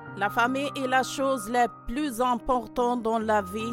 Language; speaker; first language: French; non-native, learner; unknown